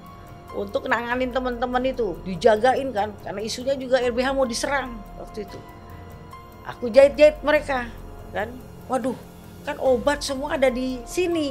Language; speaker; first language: Indonesian; native; Indonesian